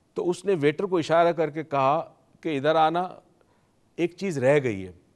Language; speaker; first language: Urdu; native; Urdu